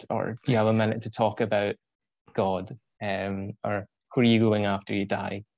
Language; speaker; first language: English; native; English